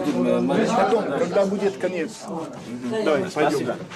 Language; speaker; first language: Russian; non-native, learner; French